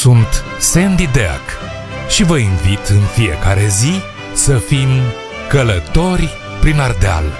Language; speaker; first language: Romanian; native; Romanian